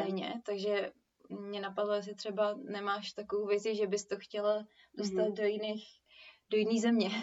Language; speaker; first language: Czech; native; Czech